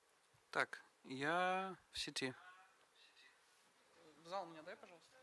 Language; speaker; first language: Russian; native; Russian